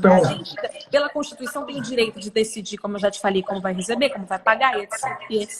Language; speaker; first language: Portuguese; native; Portuguese